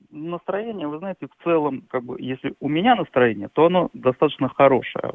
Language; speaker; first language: Russian; native; Russian